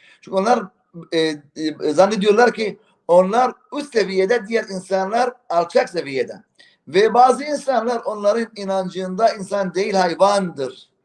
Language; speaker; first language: Turkish; non-native, fluent; Arabic